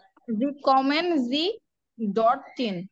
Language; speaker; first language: German; non-native, learner; Bangla